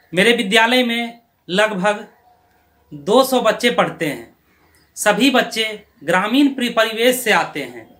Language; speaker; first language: Hindi; native; Hindi